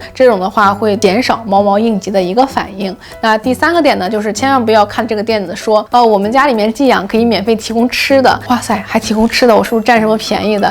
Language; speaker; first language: Chinese; native; Chinese